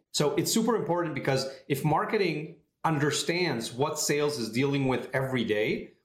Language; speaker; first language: English; non-native, fluent; Hebrew